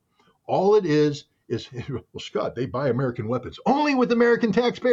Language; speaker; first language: English; native; English